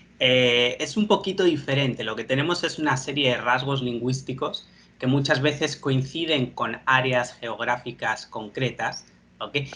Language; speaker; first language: Spanish; native; Spanish